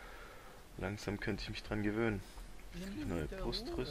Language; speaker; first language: German; native; German